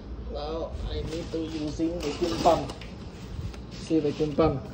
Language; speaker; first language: English; non-native, local second language; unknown